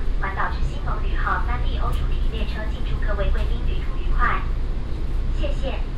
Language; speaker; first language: Chinese; native; Chinese